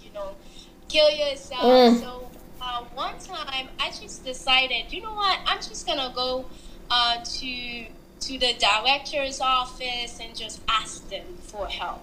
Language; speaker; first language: English; non-native, fluent; Haitian Creole